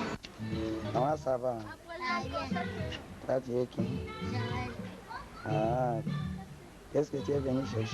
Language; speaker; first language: French; non-native, local second language; Swahili